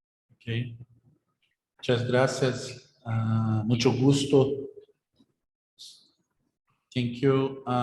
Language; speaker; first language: Spanish; non-native, learner; Portuguese